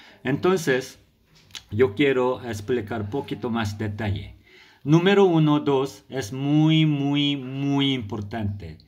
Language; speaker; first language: Spanish; non-native, learner; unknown